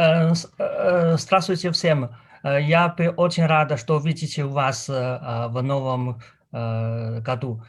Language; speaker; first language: Russian; non-native, learner; Chinese